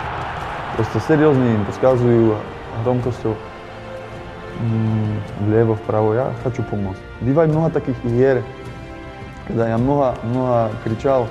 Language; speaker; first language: Russian; non-native, learner; Slovak